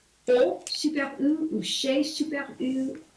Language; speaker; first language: French; non-native, learner; English